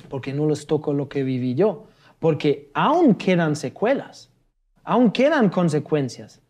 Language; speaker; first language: Spanish; non-native, fluent; German